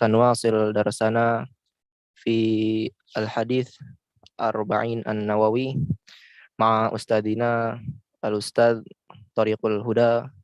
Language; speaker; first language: Arabic; non-native, learner; Indonesian